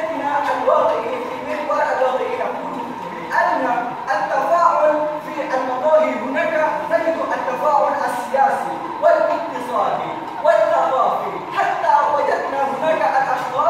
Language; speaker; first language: Arabic; non-native, learner; Indonesian